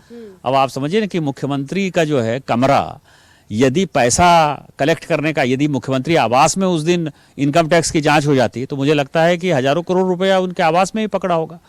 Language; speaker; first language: Hindi; native; Hindi